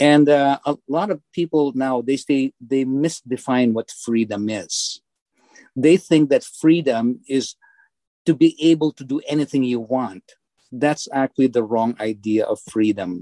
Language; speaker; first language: English; non-native, local second language; Filipino